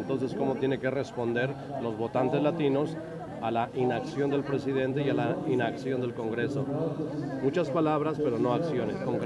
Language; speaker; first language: Spanish; native; Spanish